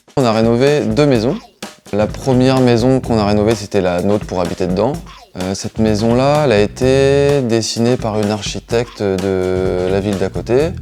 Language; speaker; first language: French; native; French